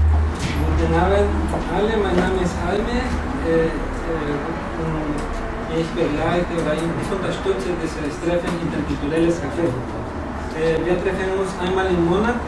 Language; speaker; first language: German; non-native, fluent; Spanish